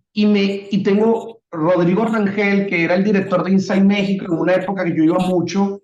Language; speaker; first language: Spanish; native; Spanish